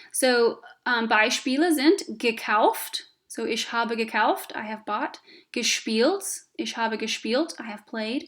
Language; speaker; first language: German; non-native, fluent; English